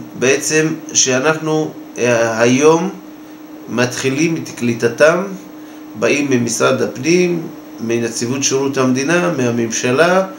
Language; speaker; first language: Hebrew; non-native, local second language; Arabic